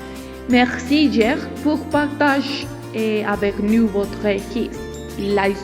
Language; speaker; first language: French; non-native, learner; Spanish